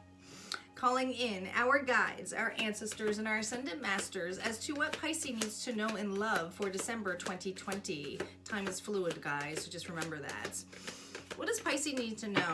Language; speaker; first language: English; native; English